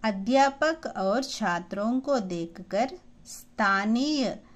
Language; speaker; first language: Hindi; non-native, local second language; Telugu